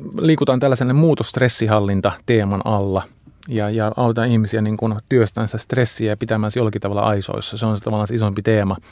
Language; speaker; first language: Finnish; native; Finnish